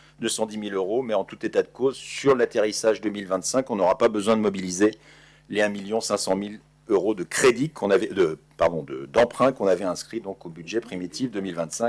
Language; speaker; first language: French; native; French